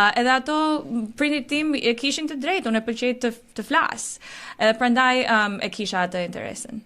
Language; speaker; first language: Albanian; early bilingual, heritage; Albanian